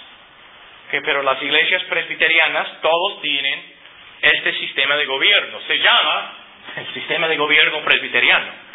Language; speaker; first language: Spanish; non-native, fluent; English